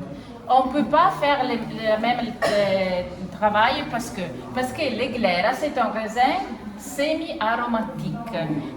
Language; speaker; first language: French; non-native, fluent; Italian